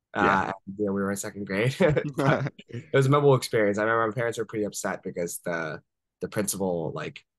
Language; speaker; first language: English; native; English